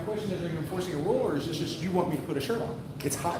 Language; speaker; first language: English; native; English